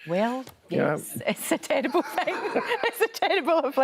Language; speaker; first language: English; native; English